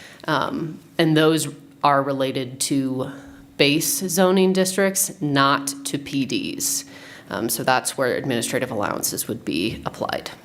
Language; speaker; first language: English; native; English